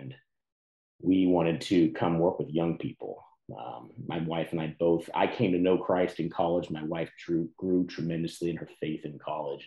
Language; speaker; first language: English; native; English